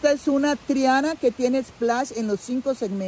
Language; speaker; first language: Spanish; native; Spanish